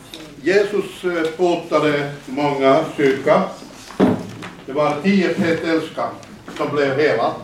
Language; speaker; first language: Swedish; non-native, fluent; Finnish